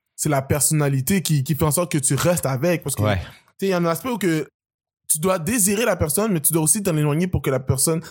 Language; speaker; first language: French; native; French